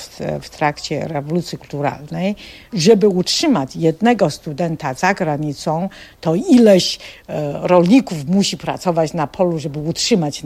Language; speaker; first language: Polish; non-native, fluent; Chinese